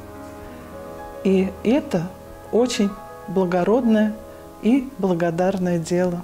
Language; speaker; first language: Russian; native; Russian